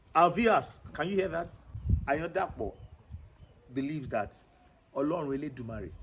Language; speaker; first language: English; non-native, local second language; Yoruba